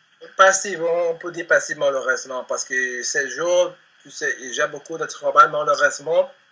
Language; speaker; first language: French; non-native, learner; Spanish